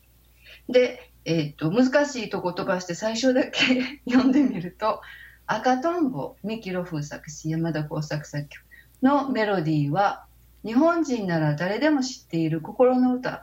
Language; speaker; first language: Japanese; native; Japanese